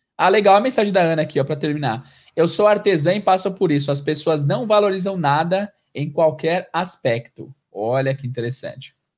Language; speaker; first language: Portuguese; native; Portuguese